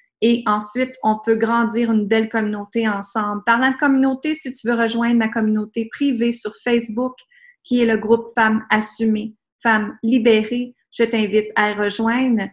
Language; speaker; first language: French; native; French